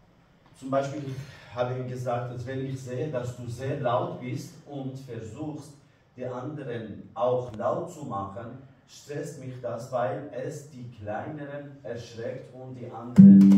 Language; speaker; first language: German; non-native, learner; Kurdish